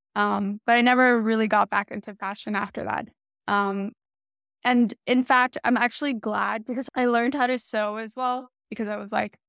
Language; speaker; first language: English; early bilingual, other home language; Hindi